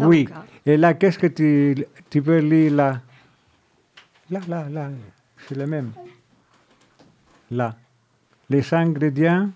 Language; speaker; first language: French; non-native, fluent; Spanish